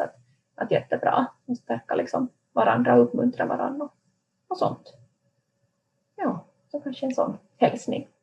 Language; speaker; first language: Swedish; native; Swedish